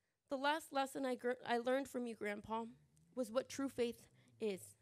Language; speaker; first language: English; early bilingual, other home language; Spanish